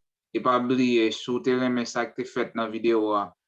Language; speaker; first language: French; non-native, learner; Haitian Creole